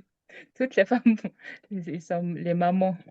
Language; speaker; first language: French; non-native, learner; Mongolian